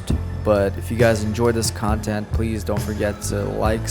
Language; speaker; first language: English; early bilingual, heritage; English